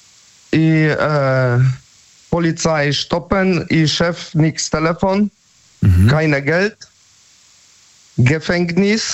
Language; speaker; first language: German; non-native, learner; Polish